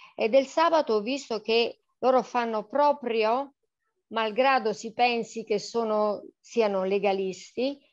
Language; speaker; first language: Italian; native; Italian